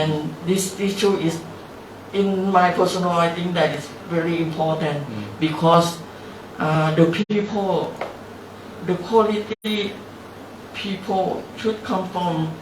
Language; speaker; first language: English; non-native, learner; Thai